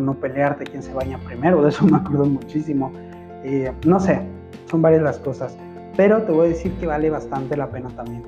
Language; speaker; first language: Spanish; native; Spanish